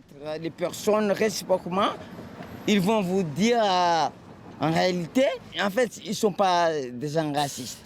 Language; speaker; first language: French; non-native, local second language; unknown